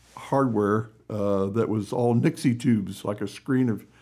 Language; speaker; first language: English; native; English